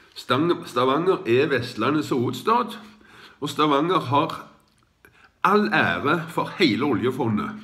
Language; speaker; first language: Norwegian; native; Norwegian